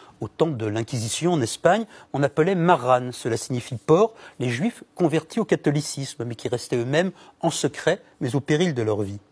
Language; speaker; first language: French; native; French